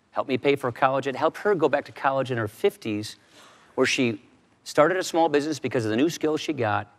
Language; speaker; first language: English; native; English